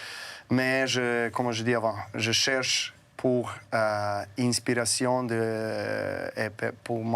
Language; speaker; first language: French; non-native, fluent; Serbian